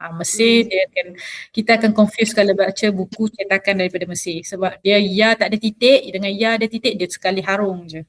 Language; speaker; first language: Malay; native; Malay